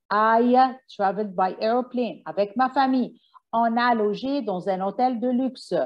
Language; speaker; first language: French; non-native, fluent; Arabic